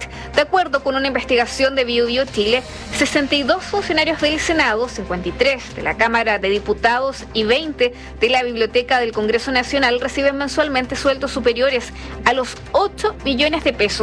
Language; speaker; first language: Spanish; native; Spanish